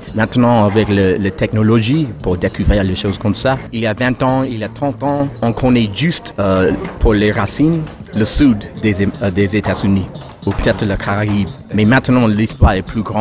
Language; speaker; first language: French; non-native, learner; English